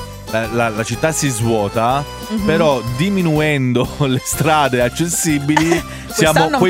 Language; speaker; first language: Italian; native; Italian